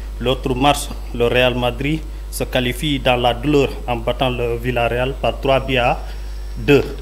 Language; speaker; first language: French; non-native, local second language; Fula